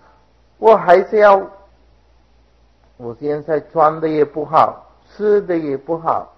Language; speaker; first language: Chinese; non-native, fluent; Sinhala